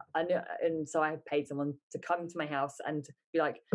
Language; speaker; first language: English; native; English